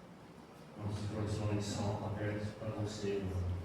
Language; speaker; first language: Portuguese; non-native, fluent; English